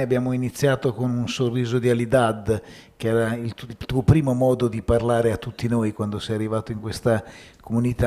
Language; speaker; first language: Italian; native; Italian